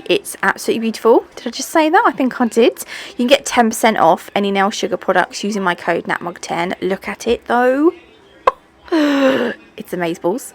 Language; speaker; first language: English; native; English